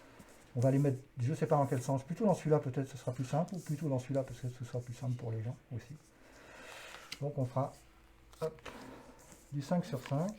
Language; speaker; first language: French; native; French